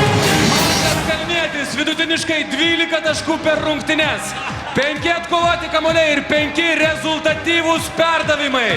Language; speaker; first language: Lithuanian; native; Lithuanian